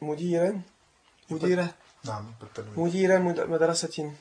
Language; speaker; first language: Arabic; non-native, learner; French